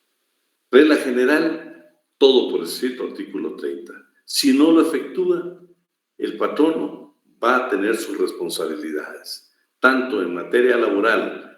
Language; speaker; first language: Spanish; native; Spanish